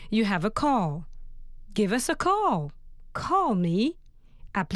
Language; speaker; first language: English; non-native, fluent; French